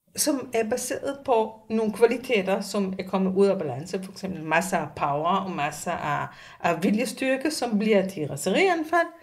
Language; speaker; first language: Danish; non-native, fluent; Hebrew